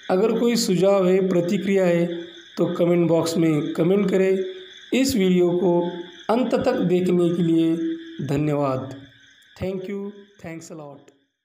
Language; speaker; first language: Hindi; non-native, local second language; Marathi